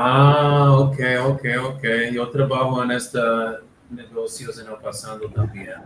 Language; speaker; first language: Spanish; non-native, learner; English